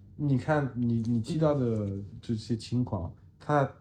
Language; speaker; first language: Chinese; non-native, fluent; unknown